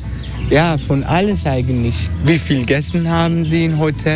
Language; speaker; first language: German; non-native, learner; Turkish